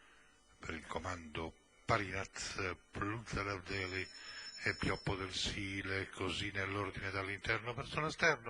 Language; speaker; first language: Italian; native; Italian